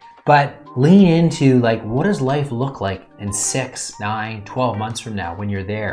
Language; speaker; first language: English; native; English